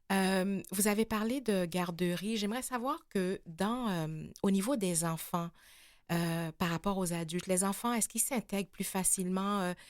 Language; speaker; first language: French; native; French